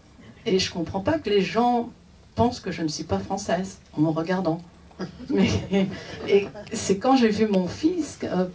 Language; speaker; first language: French; non-native, fluent; Japanese